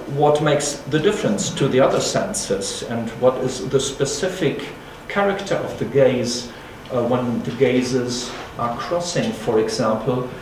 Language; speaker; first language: English; non-native, fluent; German